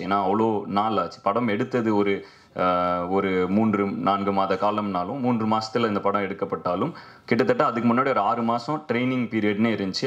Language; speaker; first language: Tamil; native; Tamil